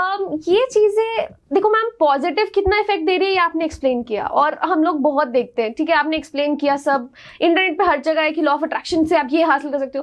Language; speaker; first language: Hindi; native; Hindi